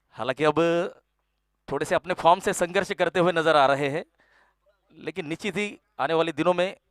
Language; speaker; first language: Hindi; non-native, local second language; Marathi